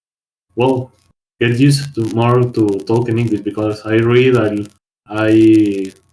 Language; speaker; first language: English; non-native, learner; Spanish